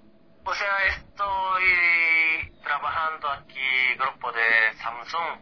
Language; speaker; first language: Spanish; non-native, fluent; Korean